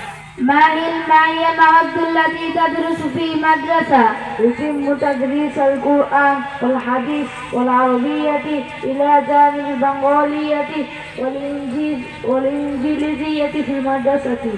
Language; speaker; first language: Arabic; non-native, learner; Bangla